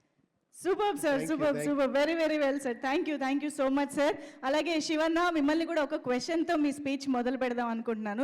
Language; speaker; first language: Telugu; native; Telugu